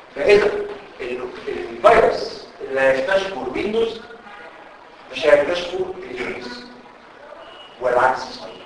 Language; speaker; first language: Arabic; native; Arabic